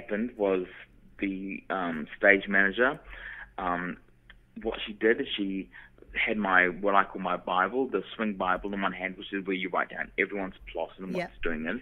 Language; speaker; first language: English; native; English